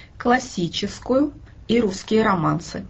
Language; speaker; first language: Russian; non-native, fluent; Finnish